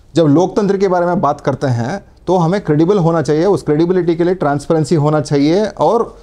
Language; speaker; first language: Hindi; non-native, local second language; Kannada